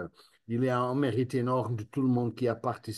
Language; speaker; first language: French; non-native, fluent; Spanish